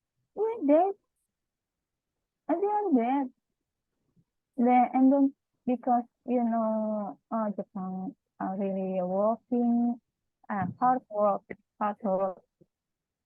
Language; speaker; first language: English; non-native, learner; Indonesian